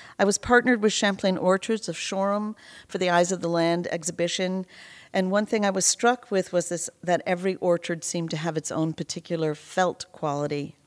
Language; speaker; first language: English; native; English